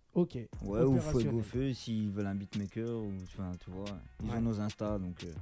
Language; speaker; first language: French; native; French